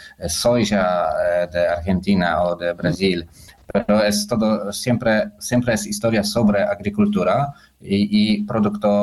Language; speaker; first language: Spanish; non-native, fluent; Polish